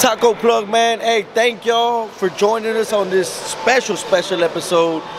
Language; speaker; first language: English; early bilingual, other home language; Spanish